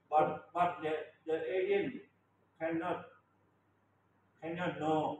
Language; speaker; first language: English; non-native, learner; Thai